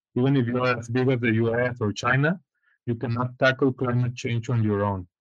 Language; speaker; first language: English; non-native, fluent; Spanish